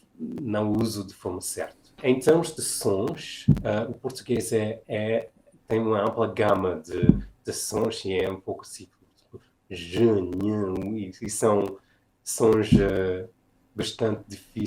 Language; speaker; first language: Portuguese; non-native, fluent; English